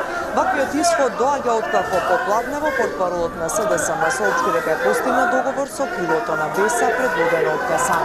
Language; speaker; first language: Macedonian; native; Macedonian